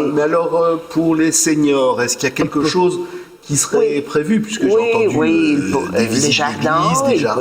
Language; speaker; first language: French; native; French